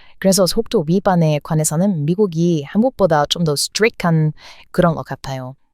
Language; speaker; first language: Korean; non-native, fluent; English